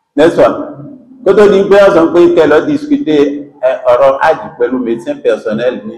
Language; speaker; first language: French; non-native, local second language; Yoruba